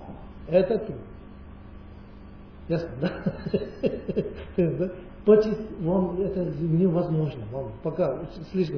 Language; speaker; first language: Russian; non-native, learner; Tibetan